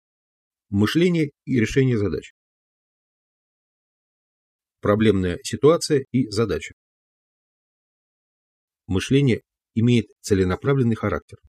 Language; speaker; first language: Russian; native; Russian